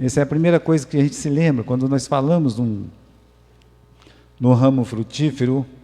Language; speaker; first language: Portuguese; native; Portuguese